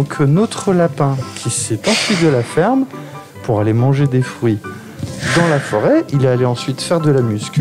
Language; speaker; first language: French; native; French